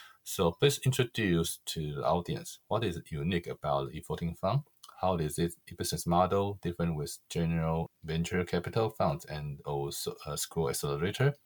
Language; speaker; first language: English; non-native, fluent; Chinese